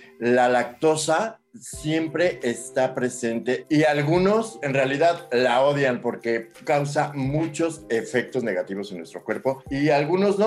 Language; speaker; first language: Spanish; native; Spanish